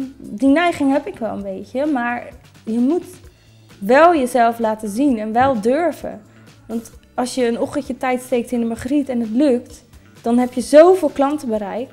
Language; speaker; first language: Dutch; native; Dutch